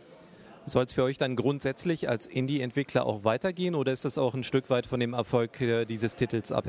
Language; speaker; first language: German; native; German